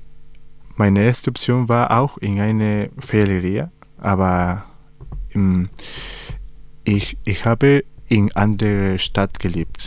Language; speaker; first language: German; non-native, learner; Spanish